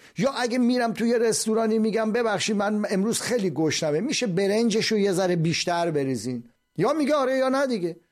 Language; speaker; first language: Persian; native; Persian